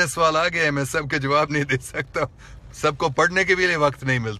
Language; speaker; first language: Hindi; non-native, local second language; English